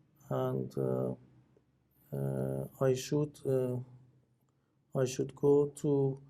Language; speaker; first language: English; non-native, learner; Persian